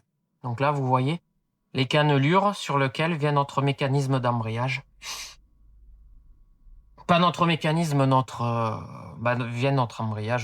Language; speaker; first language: French; native; French